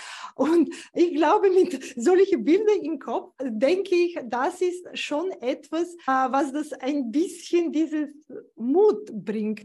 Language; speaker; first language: German; non-native, fluent; Bulgarian